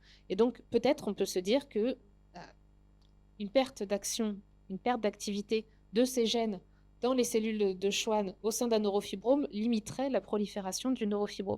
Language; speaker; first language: French; native; French